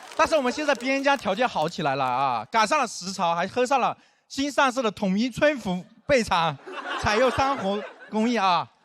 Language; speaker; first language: Chinese; non-native, local second language; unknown